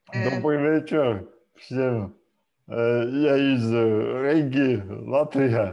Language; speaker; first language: Russian; non-native, local second language; Latvian